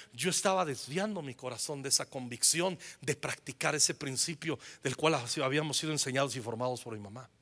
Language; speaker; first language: Spanish; native; Spanish